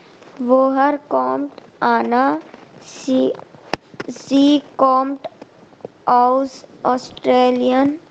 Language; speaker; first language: German; non-native, learner; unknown